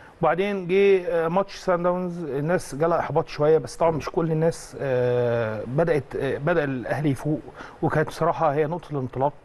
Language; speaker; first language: Egyptian Arabic; native; Egyptian Arabic